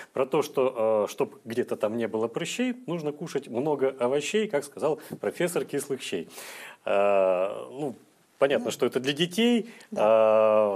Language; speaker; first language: Russian; native; Russian